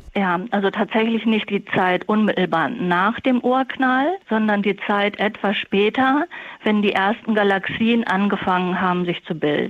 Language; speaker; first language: German; native; German